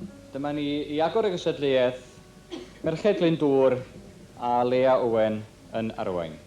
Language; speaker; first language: Welsh; native; Welsh